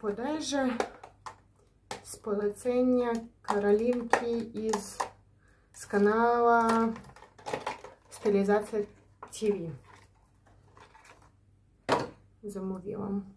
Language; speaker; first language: Polish; non-native, learner; Ukrainian